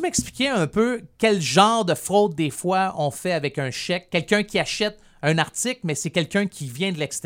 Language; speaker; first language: French; native; French